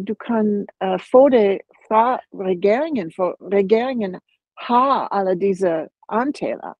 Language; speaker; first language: Danish; non-native, learner; English